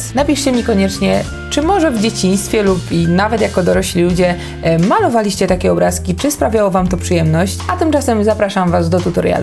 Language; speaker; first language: Polish; native; Polish